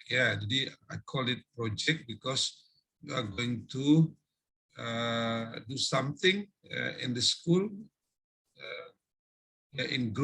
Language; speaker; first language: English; non-native, fluent; Indonesian